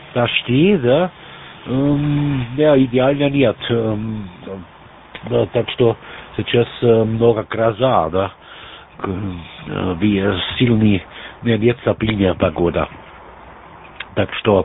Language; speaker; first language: Russian; non-native, learner; German